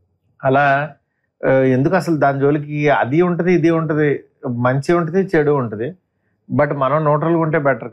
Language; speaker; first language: Telugu; native; Telugu